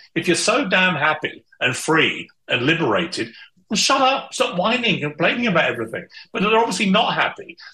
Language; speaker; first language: English; native; English